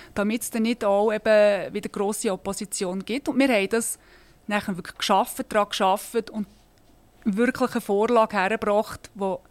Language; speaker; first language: German; native; German